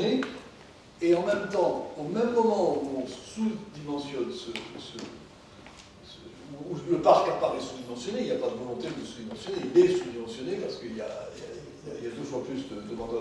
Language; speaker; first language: French; native; French